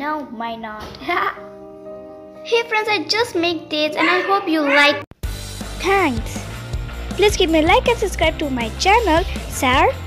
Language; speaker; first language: English; non-native, learner; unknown